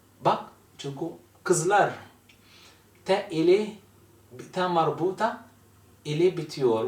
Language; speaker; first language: Turkish; non-native, fluent; Arabic